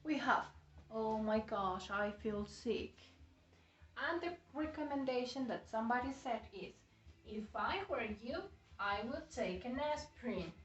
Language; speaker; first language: English; non-native, fluent; Spanish